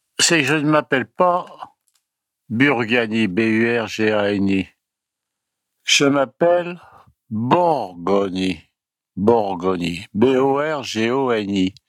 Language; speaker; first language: French; early bilingual, other home language; Italian